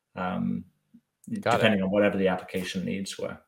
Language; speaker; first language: English; native; English